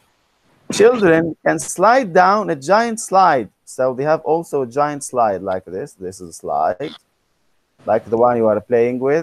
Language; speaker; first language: English; non-native, fluent; Arabic